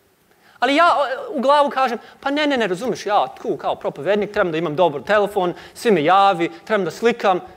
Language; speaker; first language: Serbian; non-native, learner; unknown